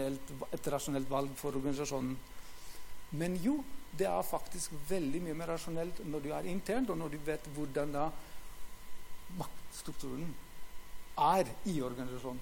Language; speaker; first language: Norwegian; non-native, fluent; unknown